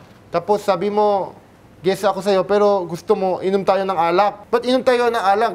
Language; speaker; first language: Filipino; non-native, fluent; Korean